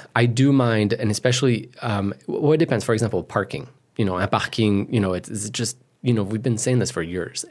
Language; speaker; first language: English; non-native, fluent; French